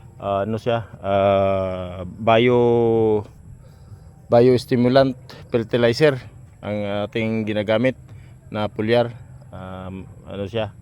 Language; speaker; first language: Filipino; native; Filipino